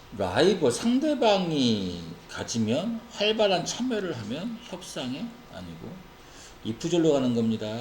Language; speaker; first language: Korean; native; Korean